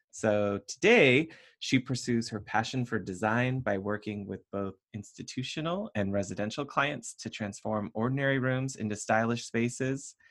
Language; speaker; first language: English; native; English